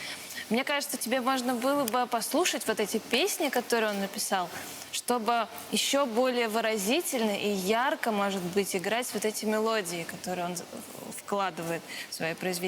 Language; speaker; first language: Russian; native; Russian